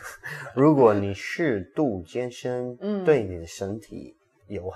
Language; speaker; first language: Chinese; non-native, learner; English